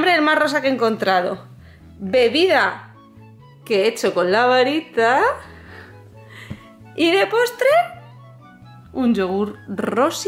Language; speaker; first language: Spanish; native; Spanish